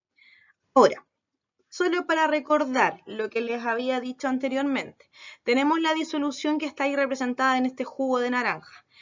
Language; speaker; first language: Spanish; native; Spanish